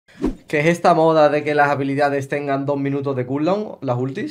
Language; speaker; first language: Spanish; native; Spanish